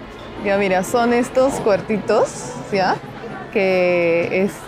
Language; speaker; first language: Spanish; native; Spanish